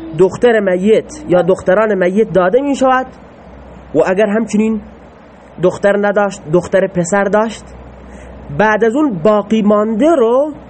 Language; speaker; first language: Persian; non-native, local second language; Baluchi